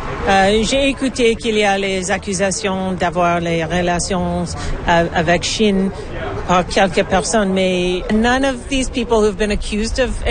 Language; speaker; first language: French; non-native, learner; English